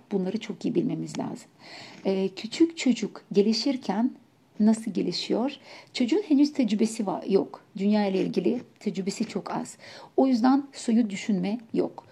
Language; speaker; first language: Turkish; non-native, fluent; Ukrainian